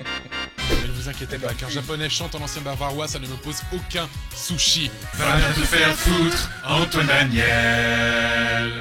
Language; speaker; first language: French; native; French